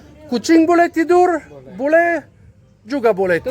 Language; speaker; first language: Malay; non-native, learner; German